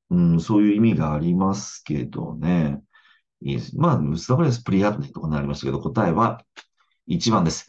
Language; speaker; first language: Japanese; native; Japanese